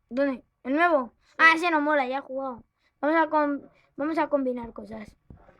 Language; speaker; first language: Spanish; native; Spanish